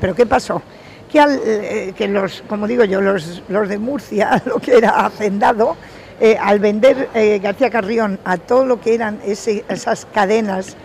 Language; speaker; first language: Spanish; native; Spanish